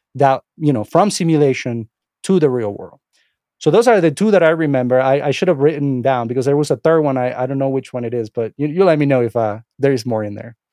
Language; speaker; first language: English; non-native, fluent; Spanish